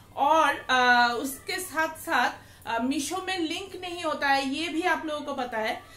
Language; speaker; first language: Hindi; non-native, local second language; Bangla